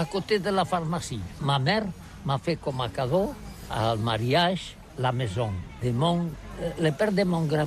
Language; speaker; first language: French; non-native, learner; Catalan